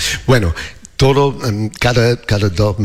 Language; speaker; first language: Spanish; non-native, learner; English